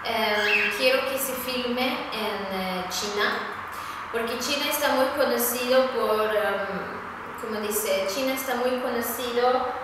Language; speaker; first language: Spanish; non-native, fluent; Swedish